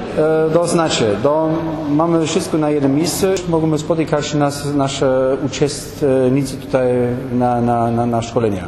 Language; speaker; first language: Polish; non-native, learner; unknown